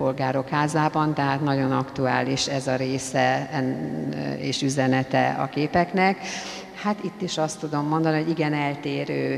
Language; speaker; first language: Hungarian; native; Hungarian